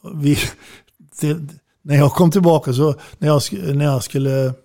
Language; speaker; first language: Swedish; native; Swedish